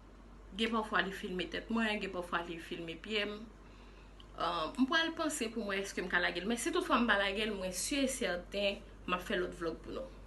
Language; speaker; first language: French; non-native, local second language; Haitian Creole